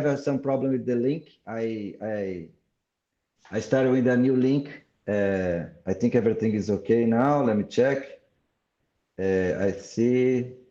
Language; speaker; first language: English; non-native, fluent; Portuguese